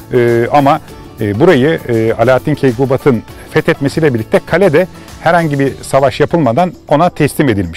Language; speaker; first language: Turkish; native; Turkish